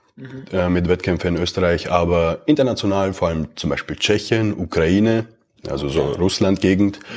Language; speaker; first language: German; early bilingual, other home language; Romanian